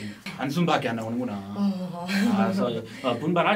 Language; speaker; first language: Korean; non-native, fluent; English